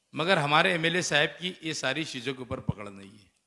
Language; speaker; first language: Hindi; non-native, local second language; Urdu